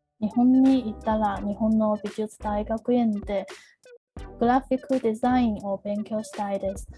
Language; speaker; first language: Japanese; non-native, learner; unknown